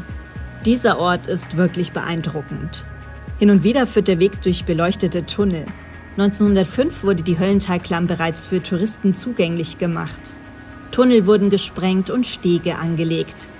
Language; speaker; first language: German; native; German